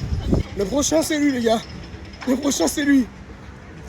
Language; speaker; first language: French; native; French